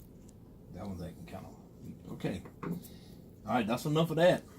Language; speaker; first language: English; native; English